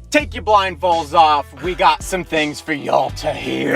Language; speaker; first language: English; native; English